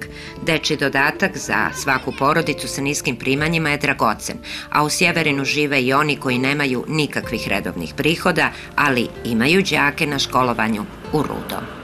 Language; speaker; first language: Serbian; native; Serbian